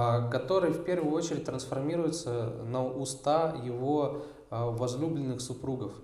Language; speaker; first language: Russian; native; Russian